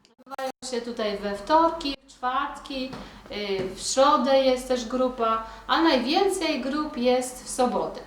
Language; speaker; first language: Polish; native; Polish